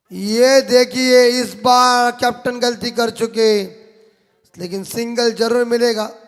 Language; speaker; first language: Hindi; non-native, local second language; Marathi